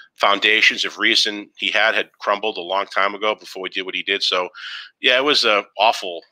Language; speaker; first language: English; native; English